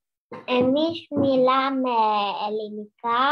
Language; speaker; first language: Greek; non-native, learner; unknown